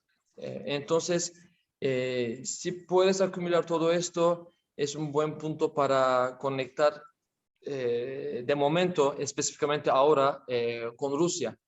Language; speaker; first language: Spanish; non-native, learner; Turkish